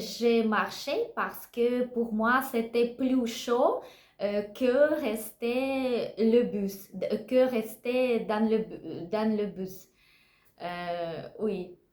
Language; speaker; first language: French; non-native, learner; Russian